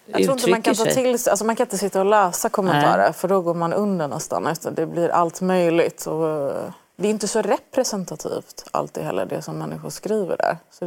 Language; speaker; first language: Swedish; early bilingual, other home language; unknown